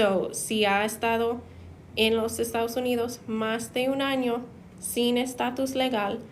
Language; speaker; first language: Spanish; non-native, fluent; English